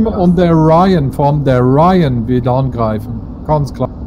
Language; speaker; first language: German; native; German